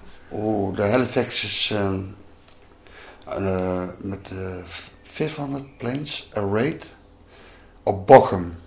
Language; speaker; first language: English; non-native, learner; Dutch